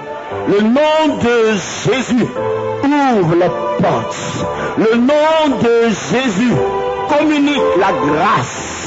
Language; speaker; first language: French; native; French